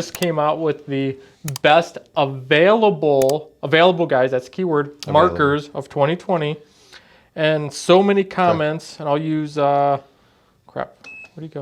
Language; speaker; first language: English; native; English